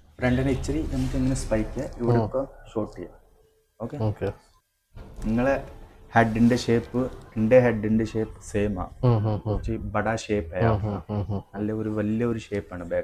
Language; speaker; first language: Malayalam; non-native, local second language; Punjabi